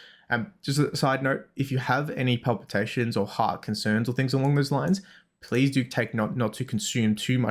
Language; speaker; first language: English; native; English